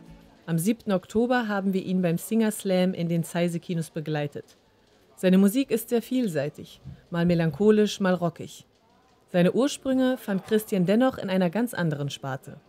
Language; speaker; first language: German; native; German